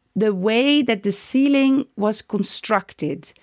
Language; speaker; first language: English; non-native, fluent; Dutch